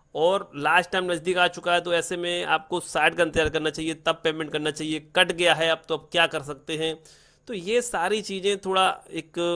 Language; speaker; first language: Hindi; native; Hindi